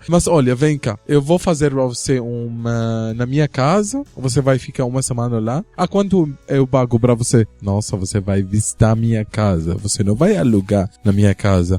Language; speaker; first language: Portuguese; non-native, learner; Arabic